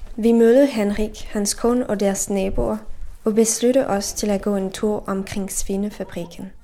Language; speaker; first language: Danish; non-native, fluent; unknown